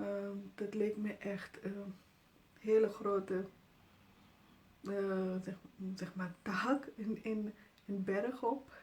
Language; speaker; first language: Dutch; non-native, fluent; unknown